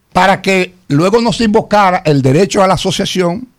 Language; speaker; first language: Spanish; native; Spanish